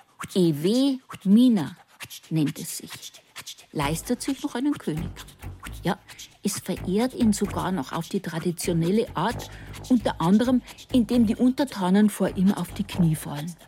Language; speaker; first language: German; native; German